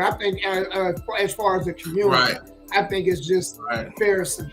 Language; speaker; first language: English; native; English